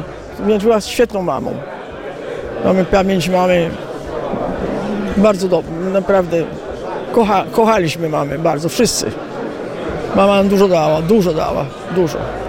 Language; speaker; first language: Polish; early bilingual, heritage; Italian